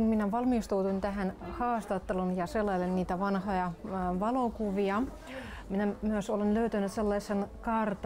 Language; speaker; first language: Finnish; non-native, local second language; Russian